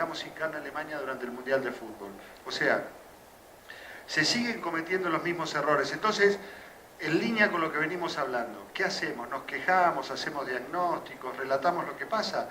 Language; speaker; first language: Spanish; native; Spanish